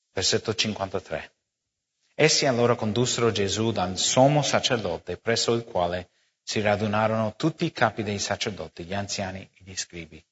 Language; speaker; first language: Italian; non-native, fluent; English